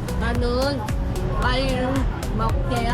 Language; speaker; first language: Korean; non-native, learner; Vietnamese